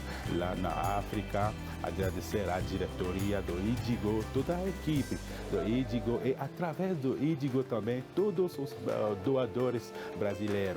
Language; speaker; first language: Portuguese; non-native, fluent; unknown